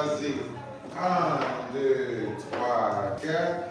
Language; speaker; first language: French; non-native, learner; Portuguese